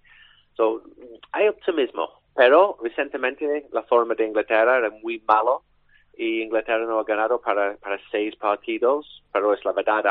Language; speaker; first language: Spanish; non-native, learner; English